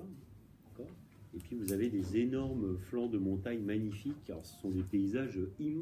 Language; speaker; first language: French; native; French